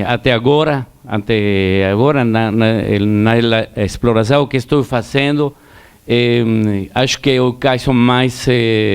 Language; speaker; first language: Portuguese; non-native, learner; Spanish